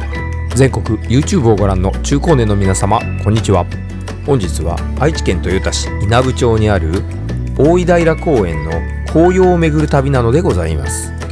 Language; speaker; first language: Japanese; native; Japanese